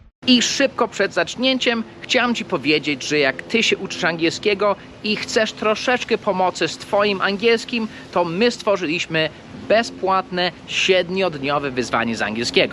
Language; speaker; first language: Polish; non-native, fluent; English